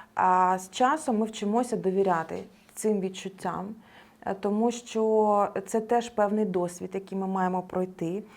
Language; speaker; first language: Ukrainian; non-native, local second language; Russian